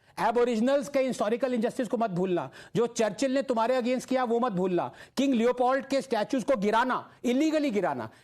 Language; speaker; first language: Hindi; non-native, local second language; Tamil